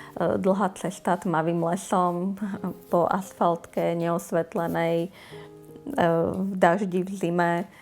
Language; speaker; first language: Slovak; native; Slovak